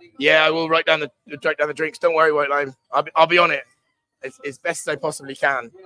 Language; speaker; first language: English; native; English